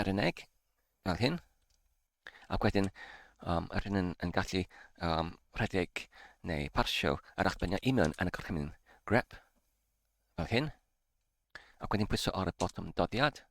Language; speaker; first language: Welsh; non-native, learner; Polish